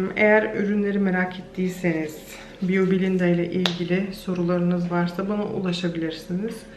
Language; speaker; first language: Turkish; early bilingual, heritage; Turkish